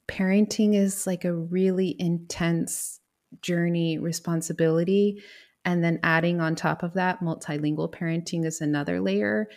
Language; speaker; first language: English; native; English